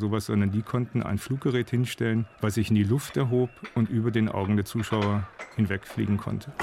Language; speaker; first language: German; native; German